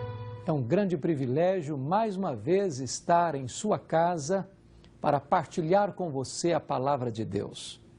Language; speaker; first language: Portuguese; native; Portuguese